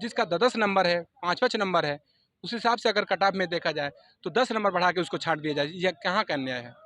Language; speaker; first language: Hindi; non-native, local second language; Assamese